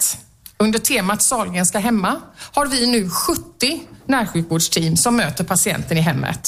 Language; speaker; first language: Swedish; native; Swedish